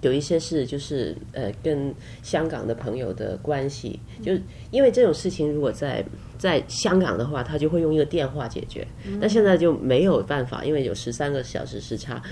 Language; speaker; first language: Chinese; native; Chinese